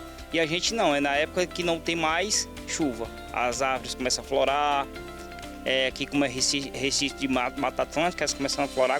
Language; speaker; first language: Portuguese; native; Portuguese